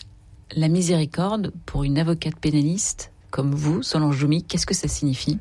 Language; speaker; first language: French; native; French